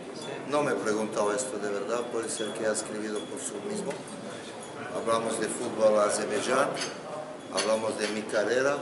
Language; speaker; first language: Spanish; non-native, fluent; Croatian